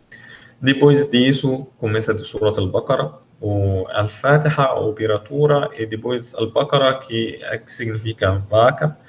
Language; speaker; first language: Portuguese; non-native, learner; Arabic